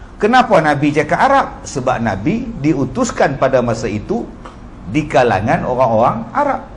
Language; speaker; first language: Malay; native; Malay